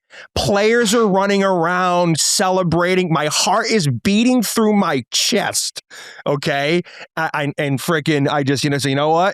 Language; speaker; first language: English; native; English